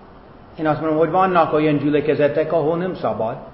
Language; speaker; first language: Hungarian; non-native, fluent; English